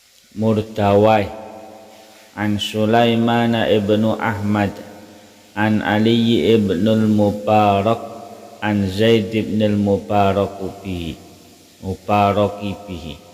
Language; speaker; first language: Arabic; non-native, fluent; Indonesian